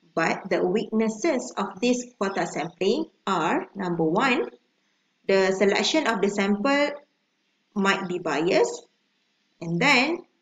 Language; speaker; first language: English; non-native, local second language; Malay